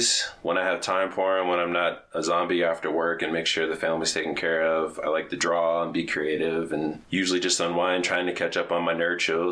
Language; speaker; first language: English; native; English